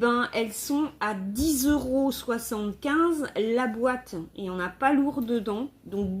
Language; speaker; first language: French; native; French